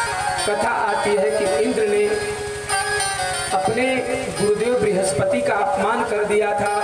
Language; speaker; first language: Hindi; native; Hindi